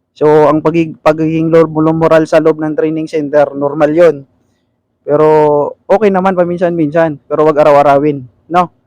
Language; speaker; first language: Filipino; non-native, local second language; Cebuano